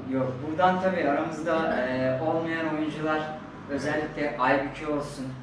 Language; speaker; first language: Turkish; native; Turkish